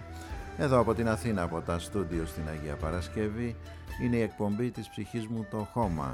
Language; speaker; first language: Greek; native; Greek